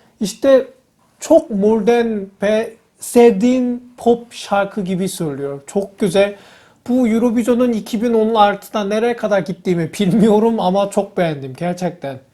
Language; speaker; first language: Turkish; non-native, fluent; Korean